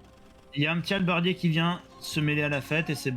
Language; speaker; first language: French; native; French